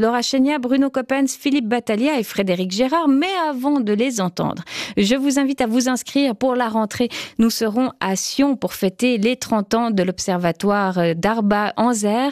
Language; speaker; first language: French; native; French